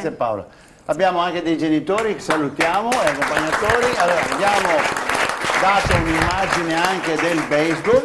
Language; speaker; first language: Italian; native; Italian